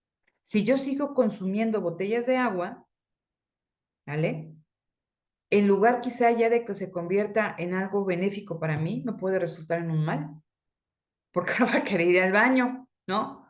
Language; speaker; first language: Spanish; native; Spanish